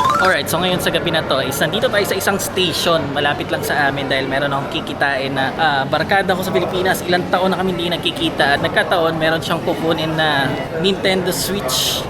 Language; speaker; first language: Filipino; native; Filipino